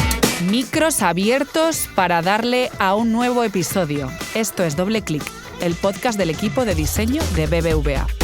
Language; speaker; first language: Spanish; native; Spanish